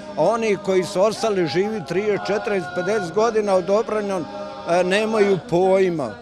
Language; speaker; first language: Croatian; native; Croatian